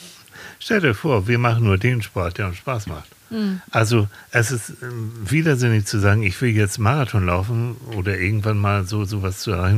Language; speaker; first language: German; native; German